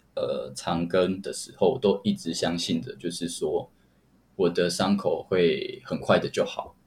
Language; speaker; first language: Chinese; native; Chinese